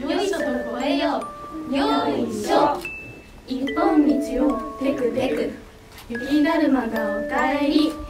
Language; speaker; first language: Japanese; native; Japanese